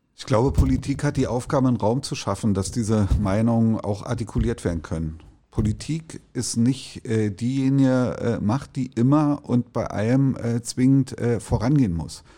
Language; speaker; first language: German; native; German